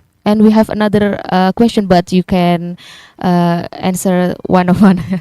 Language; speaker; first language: English; non-native, learner; Indonesian